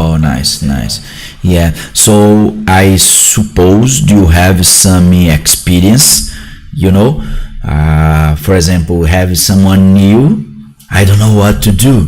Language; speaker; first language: English; non-native, learner; Portuguese